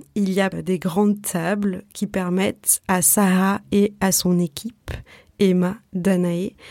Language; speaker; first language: French; native; French